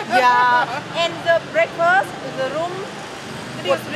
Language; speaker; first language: English; non-native, learner; Vietnamese